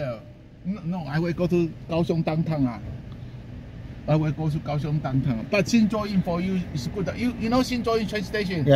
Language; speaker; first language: English; non-native, learner; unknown